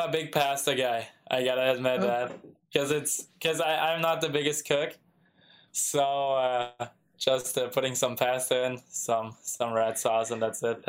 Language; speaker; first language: English; non-native, fluent; German